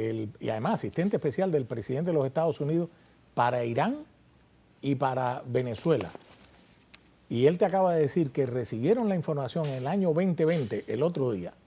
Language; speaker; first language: Spanish; native; Spanish